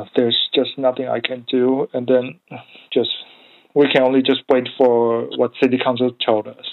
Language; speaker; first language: English; non-native, learner; Chinese